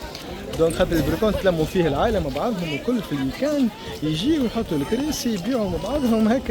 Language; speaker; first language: Arabic; native; Arabic